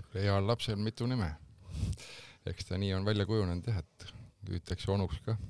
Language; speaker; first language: Estonian; native; Estonian